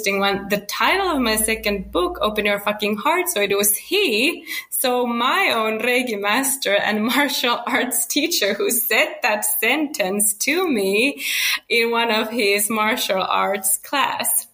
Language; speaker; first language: English; non-native, fluent; Finnish